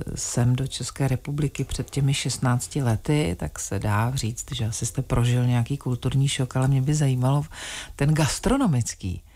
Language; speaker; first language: Czech; native; Czech